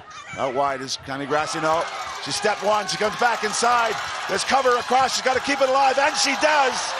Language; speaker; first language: English; native; English